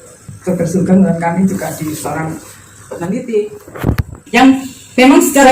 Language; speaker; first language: Indonesian; native; Indonesian